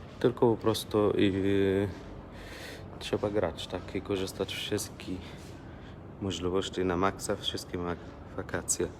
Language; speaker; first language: Polish; non-native, learner; Arabic